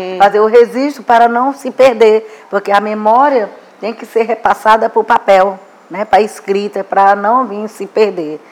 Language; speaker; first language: Portuguese; non-native, local second language; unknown